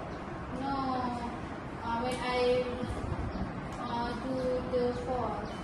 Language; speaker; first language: English; non-native, learner; Malay